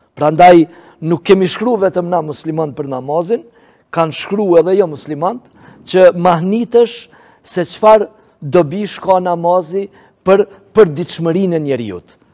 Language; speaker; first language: Albanian; native; Albanian